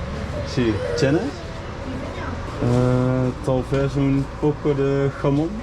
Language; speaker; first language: Spanish; non-native, learner; Dutch